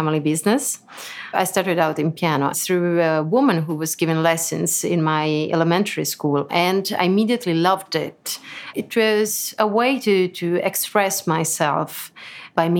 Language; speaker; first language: English; non-native, fluent; Italian